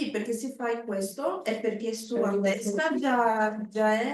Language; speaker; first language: Italian; non-native, learner; Portuguese